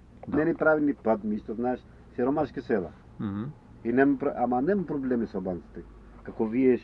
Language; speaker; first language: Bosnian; non-native, learner; Macedonian